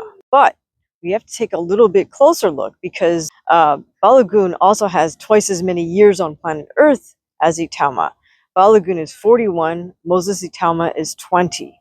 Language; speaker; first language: English; native; English